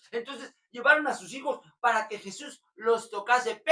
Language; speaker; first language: Spanish; native; Spanish